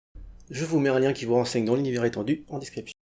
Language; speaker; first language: French; native; French